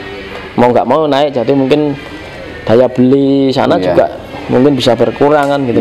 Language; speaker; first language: Indonesian; native; Indonesian